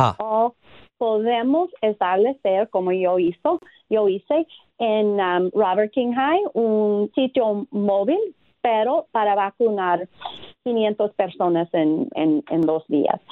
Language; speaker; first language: Spanish; non-native, fluent; English